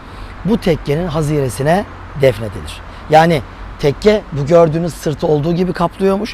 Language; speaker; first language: Turkish; native; Turkish